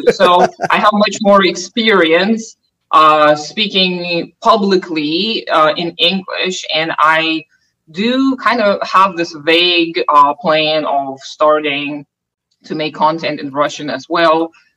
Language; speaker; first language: English; non-native, fluent; Russian